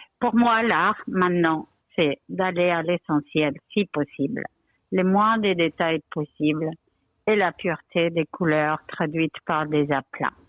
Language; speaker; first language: French; non-native, fluent; Spanish